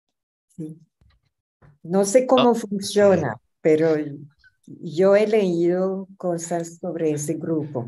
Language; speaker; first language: Spanish; non-native, fluent; French